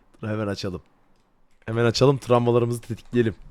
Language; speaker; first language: Turkish; native; Turkish